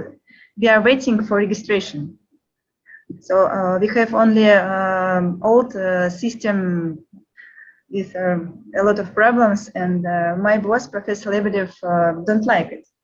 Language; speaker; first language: English; non-native, learner; Russian